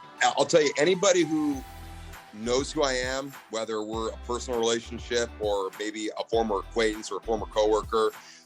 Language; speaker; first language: English; native; English